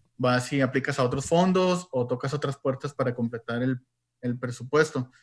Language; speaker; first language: Spanish; native; Spanish